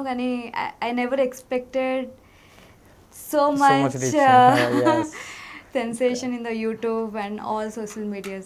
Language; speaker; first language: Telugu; non-native, local second language; Odia